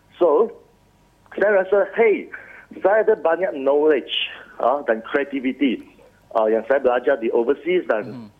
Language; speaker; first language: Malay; non-native, local second language; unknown